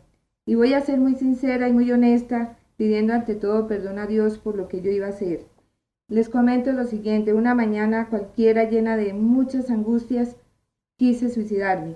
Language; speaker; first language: Spanish; native; Spanish